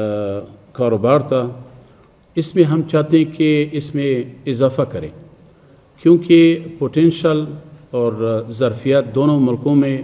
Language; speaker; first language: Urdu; non-native, fluent; Persian